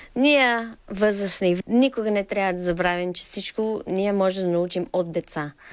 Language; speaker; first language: Bulgarian; non-native, fluent; English